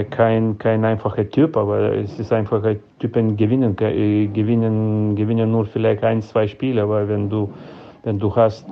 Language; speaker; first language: German; non-native, fluent; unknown